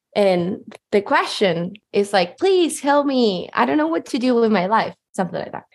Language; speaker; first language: English; non-native, fluent; Spanish